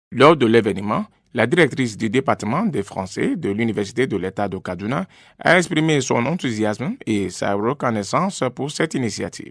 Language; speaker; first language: French; non-native, fluent; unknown